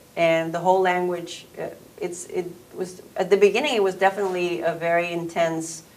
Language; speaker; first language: English; non-native, fluent; Spanish